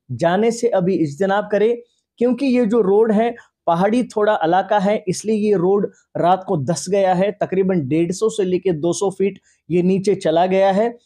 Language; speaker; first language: Urdu; non-native, local second language; Kashmiri